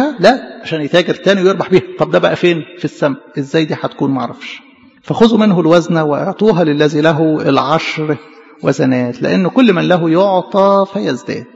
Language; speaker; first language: Arabic; native; Arabic